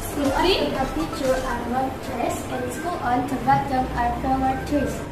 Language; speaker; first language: English; non-native, learner; Indonesian